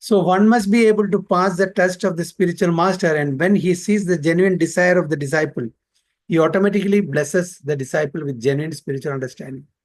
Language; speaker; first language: English; non-native, local second language; Malayalam